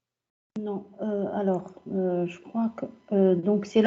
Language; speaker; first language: French; non-native, local second language; Arabic